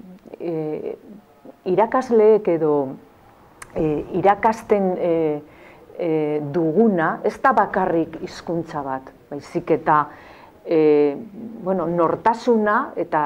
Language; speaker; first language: Basque; non-native, local second language; Spanish